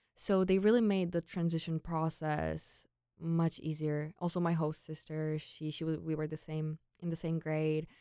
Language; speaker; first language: English; non-native, fluent; Czech